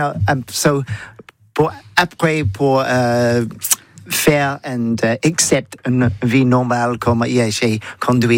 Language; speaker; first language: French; non-native, learner; English